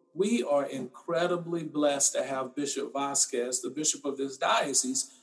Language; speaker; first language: English; native; English